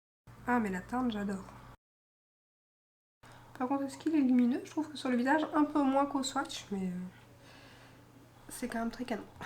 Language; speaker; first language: French; native; French